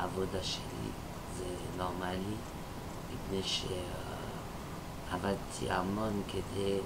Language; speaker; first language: Hebrew; non-native, fluent; French